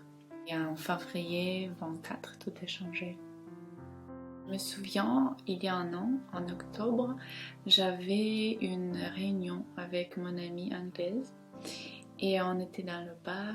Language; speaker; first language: French; non-native, fluent; Ukrainian